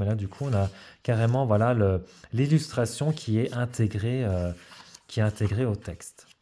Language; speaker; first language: French; native; French